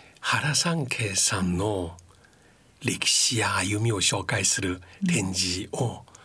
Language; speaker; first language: Japanese; non-native, fluent; Chinese